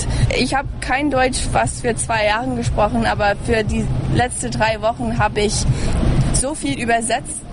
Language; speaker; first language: German; early bilingual, heritage; English